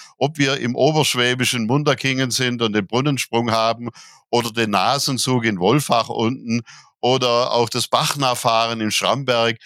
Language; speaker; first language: German; native; German